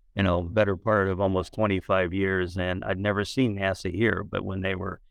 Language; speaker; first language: English; native; English